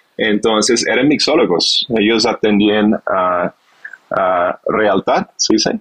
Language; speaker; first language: Spanish; non-native, fluent; English